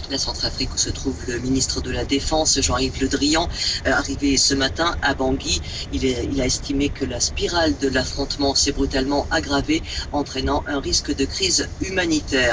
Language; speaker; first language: French; native; French